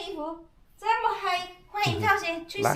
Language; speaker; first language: Chinese; native; Chinese